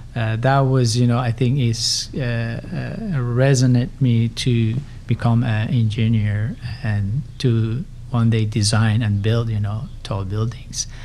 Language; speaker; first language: English; non-native, fluent; Persian